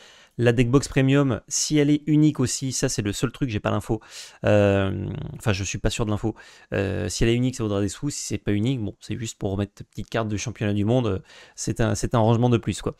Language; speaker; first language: French; native; French